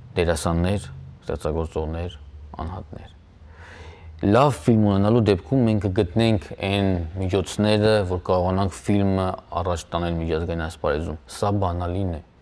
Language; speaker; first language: Armenian; native; Armenian